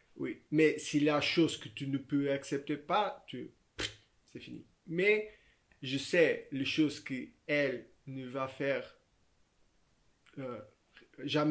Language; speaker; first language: French; non-native, learner; Portuguese